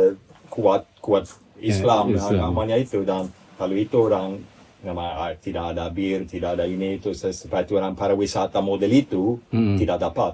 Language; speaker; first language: Indonesian; non-native, fluent; Swedish